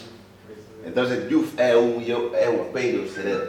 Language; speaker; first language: Spanish; non-native, fluent; Wolof